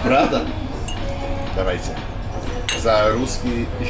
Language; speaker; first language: Russian; non-native, learner; English